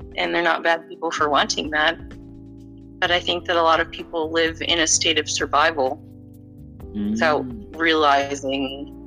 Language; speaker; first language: English; native; English